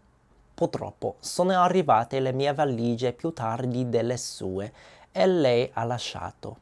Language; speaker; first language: Italian; non-native, learner; English